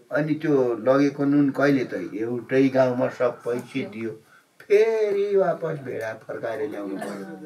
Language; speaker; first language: Nepali; native; Nepali